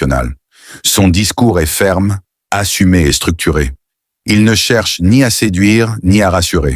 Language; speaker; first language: French; native; French